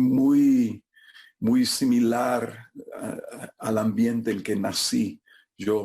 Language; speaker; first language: Spanish; non-native, fluent; English